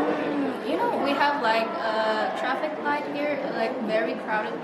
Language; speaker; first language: English; non-native, learner; Indonesian